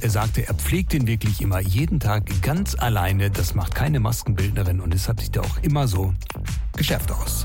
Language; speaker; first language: German; native; German